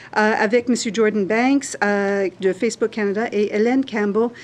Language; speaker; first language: French; non-native, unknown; English